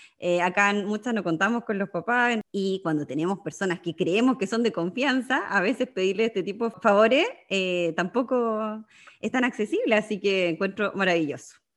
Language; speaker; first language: Spanish; native; Spanish